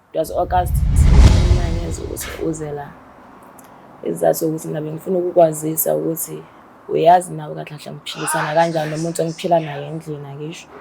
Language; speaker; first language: Zulu; non-native, local second language; Southern Sotho